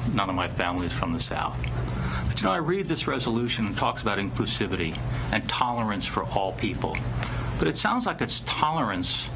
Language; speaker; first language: English; native; English